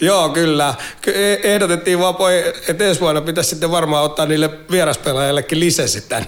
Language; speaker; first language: Finnish; native; Finnish